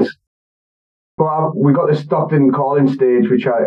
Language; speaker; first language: English; native; English